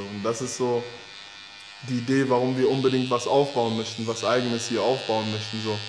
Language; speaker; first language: German; early bilingual, other home language; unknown